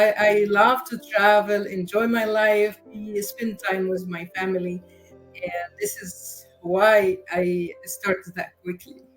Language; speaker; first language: English; non-native, learner; Arabic